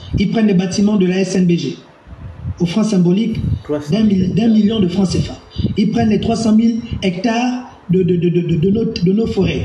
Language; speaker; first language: French; native; French